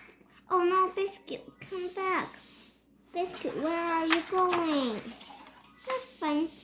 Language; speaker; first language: English; early bilingual, heritage; Chinese